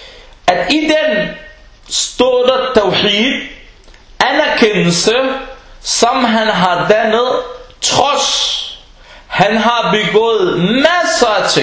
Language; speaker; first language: Danish; non-native, local second language; Arabic